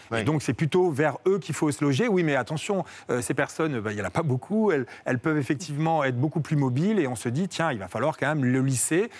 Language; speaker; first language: French; native; French